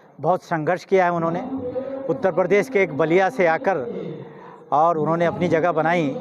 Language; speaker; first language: Hindi; native; Hindi